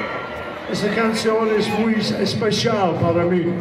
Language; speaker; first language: Spanish; non-native, learner; English